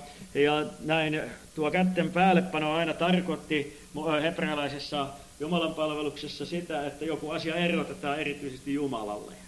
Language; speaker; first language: Finnish; native; Finnish